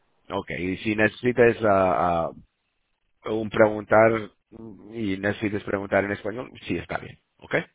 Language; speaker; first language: Spanish; non-native, learner; English